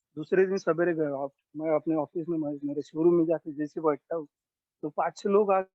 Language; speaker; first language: Hindi; non-native, local second language; Marathi